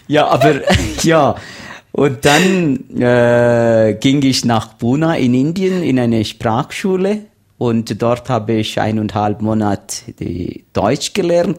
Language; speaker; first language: German; non-native, learner; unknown